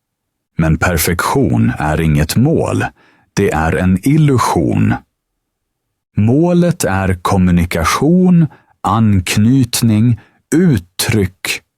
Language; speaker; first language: Swedish; non-native, fluent; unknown